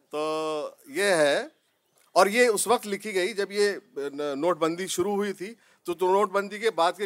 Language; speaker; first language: Urdu; native; Urdu